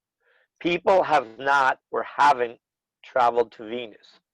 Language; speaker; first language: English; native; English